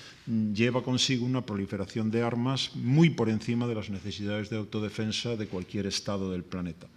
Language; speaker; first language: Spanish; native; Spanish